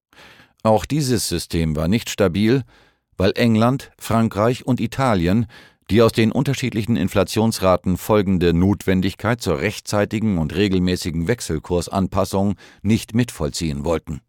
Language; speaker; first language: German; native; German